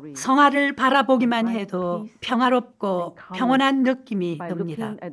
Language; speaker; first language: Korean; non-native, fluent; Malay